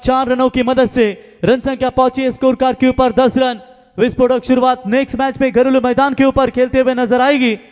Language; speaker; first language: Hindi; non-native, local second language; Marathi